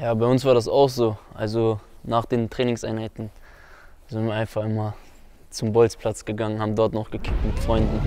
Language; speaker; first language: German; early bilingual, other home language; Turkish